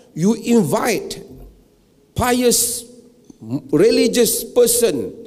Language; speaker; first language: English; non-native, local second language; Malay